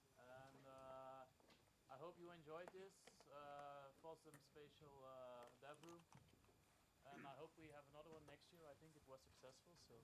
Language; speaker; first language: English; non-native, fluent; Dutch